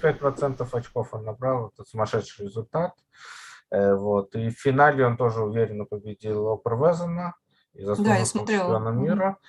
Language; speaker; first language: Russian; native; Russian